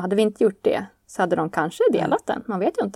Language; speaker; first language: Swedish; native; Swedish